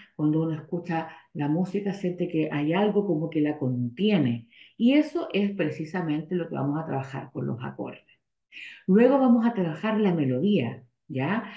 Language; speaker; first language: Spanish; native; Spanish